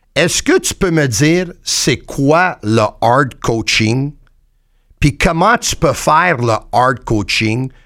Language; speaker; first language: French; native; French